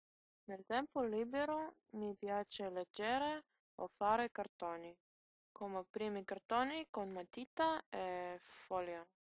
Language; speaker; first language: Italian; non-native, learner; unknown